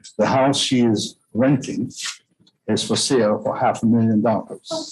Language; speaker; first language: English; non-native, fluent; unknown